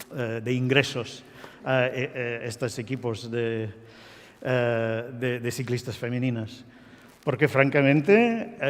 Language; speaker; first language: Spanish; non-native, fluent; English